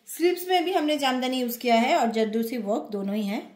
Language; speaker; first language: Hindi; non-native, local second language; Bangla